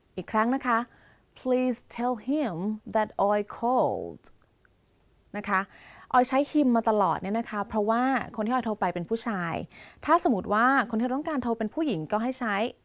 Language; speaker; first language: Thai; native; Thai